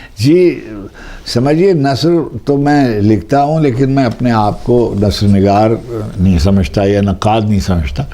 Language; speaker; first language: Urdu; native; Urdu